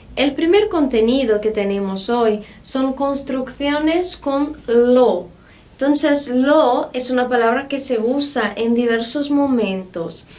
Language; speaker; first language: Spanish; non-native, fluent; Portuguese